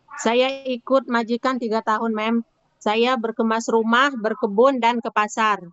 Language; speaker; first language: Indonesian; non-native, local second language; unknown